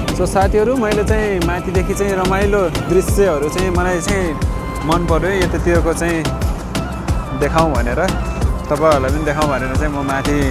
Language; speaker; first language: Nepali; native; Nepali